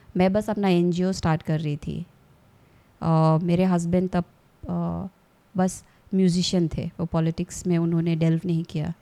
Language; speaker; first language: Hindi; non-native, local second language; Assamese